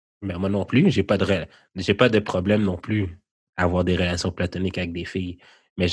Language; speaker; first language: French; native; French